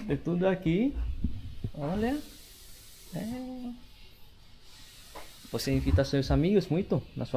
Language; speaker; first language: Portuguese; non-native, learner; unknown